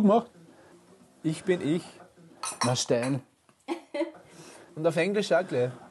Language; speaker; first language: German; native; German